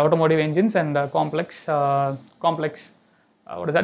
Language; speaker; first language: English; non-native, local second language; Tamil